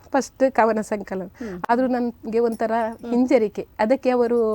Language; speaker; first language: Kannada; native; Kannada